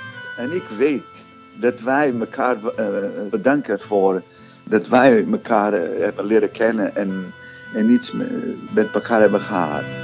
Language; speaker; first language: Dutch; non-native, fluent; Portuguese